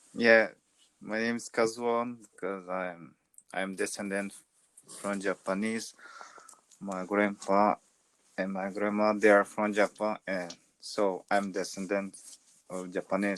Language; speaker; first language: English; non-native, learner; Portuguese